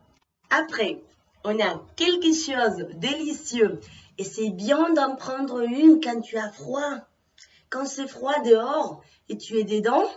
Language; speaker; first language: French; non-native, fluent; Spanish